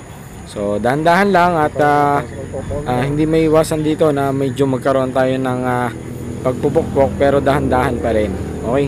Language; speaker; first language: Filipino; native; Filipino